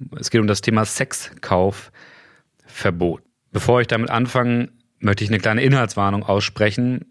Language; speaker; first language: German; native; German